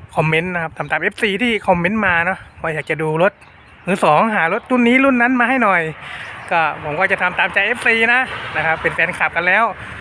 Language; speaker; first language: Thai; native; Thai